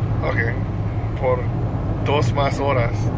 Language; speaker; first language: Spanish; non-native, learner; English